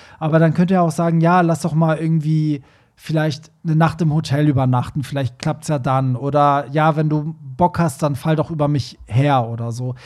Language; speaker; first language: German; early bilingual, other home language; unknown